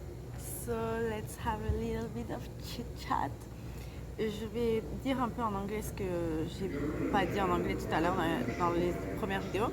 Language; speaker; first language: French; native; French